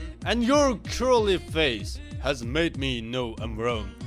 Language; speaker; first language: English; non-native, learner; Turkish